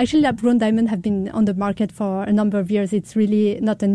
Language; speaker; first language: English; non-native, fluent; French